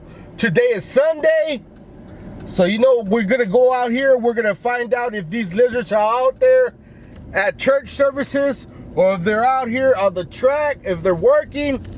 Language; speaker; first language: English; native; English